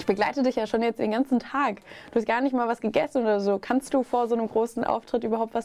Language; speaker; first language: German; native; German